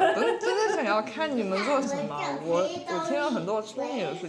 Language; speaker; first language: Chinese; non-native, learner; English